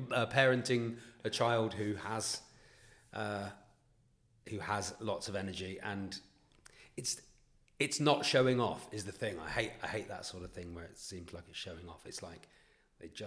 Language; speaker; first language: English; native; English